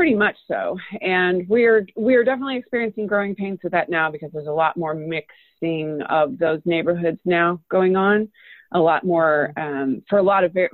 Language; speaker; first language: English; native; English